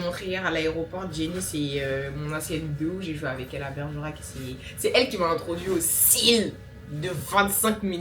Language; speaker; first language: French; native; French